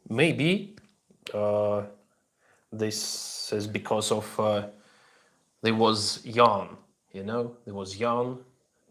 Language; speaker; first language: English; non-native, learner; Russian